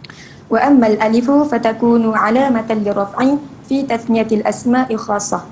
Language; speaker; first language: Arabic; non-native, learner; Malay